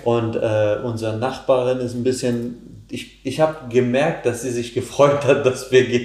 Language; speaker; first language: German; non-native, fluent; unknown